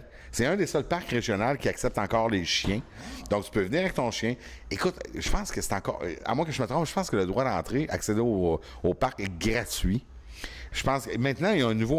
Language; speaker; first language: French; native; French